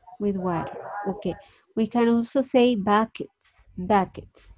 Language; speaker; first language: English; non-native, fluent; Spanish